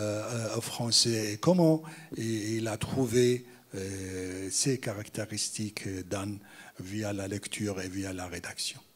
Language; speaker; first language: French; non-native, fluent; Arabic